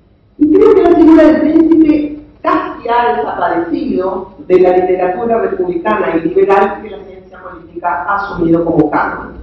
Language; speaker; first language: Spanish; native; Spanish